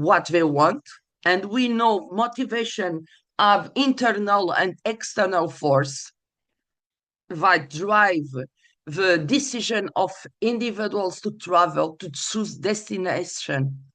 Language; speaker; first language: English; non-native, fluent; Portuguese